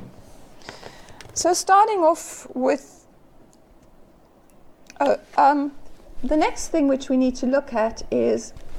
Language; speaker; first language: English; native; English